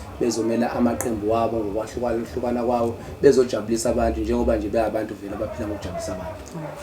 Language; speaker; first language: Zulu; native; Zulu